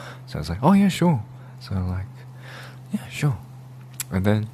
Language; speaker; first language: English; early bilingual, other home language; Korean